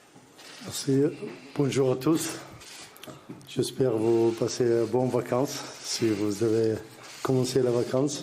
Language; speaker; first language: French; non-native, learner; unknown